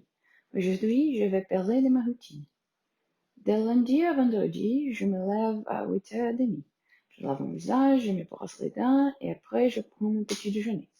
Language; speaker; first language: French; non-native, learner; Portuguese